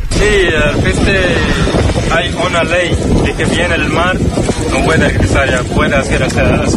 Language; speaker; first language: Spanish; non-native, learner; Arabic